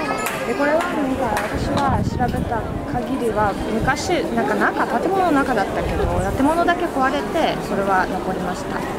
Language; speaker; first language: Japanese; non-native, fluent; Russian